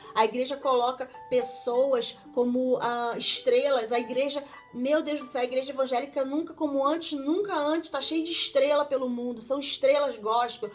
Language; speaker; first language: Portuguese; native; Portuguese